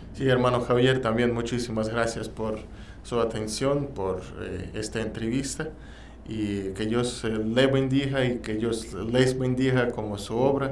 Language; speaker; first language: Spanish; non-native, learner; Russian